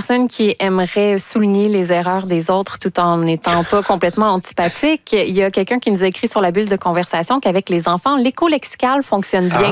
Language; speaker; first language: French; native; French